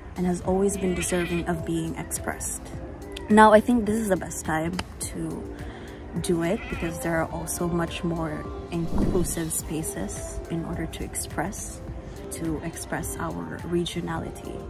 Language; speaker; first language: English; non-native, local second language; Waray